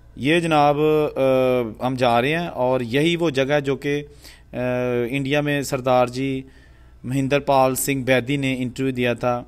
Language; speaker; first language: Urdu; non-native, local second language; Punjabi